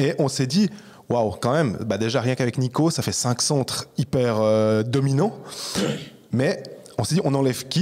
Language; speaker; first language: French; native; French